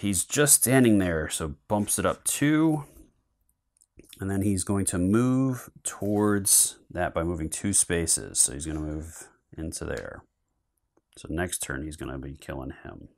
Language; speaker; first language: English; native; English